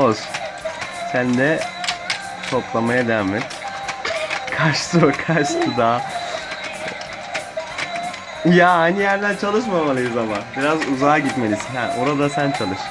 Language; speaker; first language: Turkish; native; Turkish